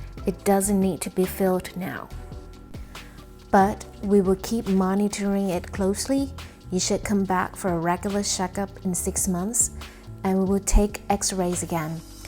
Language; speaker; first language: English; non-native, fluent; Thai